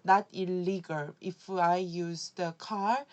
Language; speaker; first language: English; non-native, learner; Korean